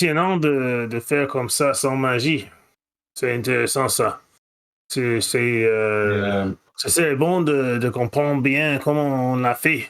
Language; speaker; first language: French; non-native, fluent; English